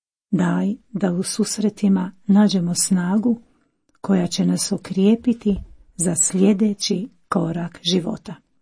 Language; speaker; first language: Croatian; native; Croatian